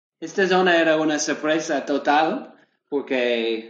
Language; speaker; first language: Spanish; non-native, learner; English